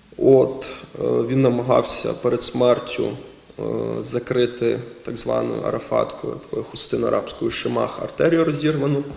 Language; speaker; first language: Ukrainian; non-native, local second language; Russian